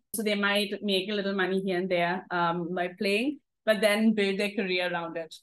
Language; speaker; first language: English; non-native, fluent; German